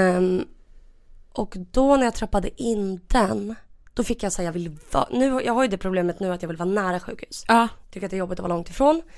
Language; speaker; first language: Swedish; early bilingual, other home language; Russian